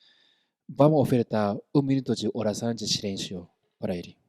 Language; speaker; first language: Portuguese; non-native, fluent; Korean